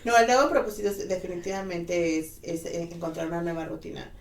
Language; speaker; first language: Spanish; early bilingual, heritage; Spanish